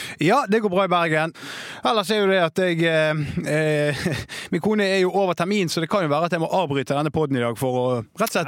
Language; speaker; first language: Norwegian; native; Norwegian